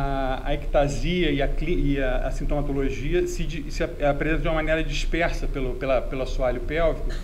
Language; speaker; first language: Portuguese; native; Portuguese